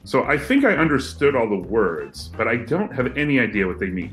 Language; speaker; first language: English; native; English